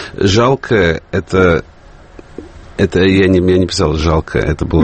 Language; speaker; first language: Russian; early bilingual, heritage; Russian